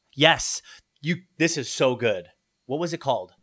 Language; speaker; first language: English; early bilingual, other home language; Italian